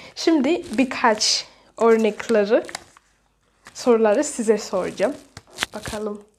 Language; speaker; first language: Turkish; non-native, fluent; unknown